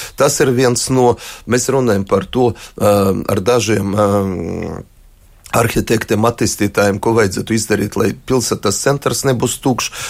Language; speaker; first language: Latvian; non-native, local second language; Russian